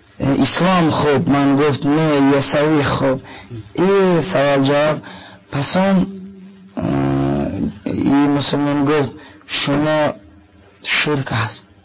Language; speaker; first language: Persian; non-native, learner; Russian